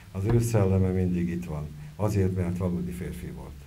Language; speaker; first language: Hungarian; native; Hungarian